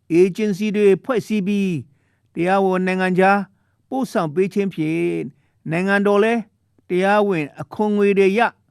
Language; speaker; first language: Burmese; non-native, local second language; Shan